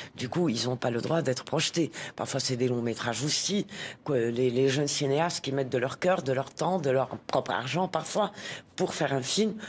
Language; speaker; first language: French; non-native, local second language; Arabic